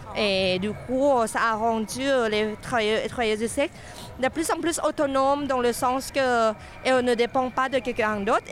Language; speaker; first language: French; non-native, fluent; Thai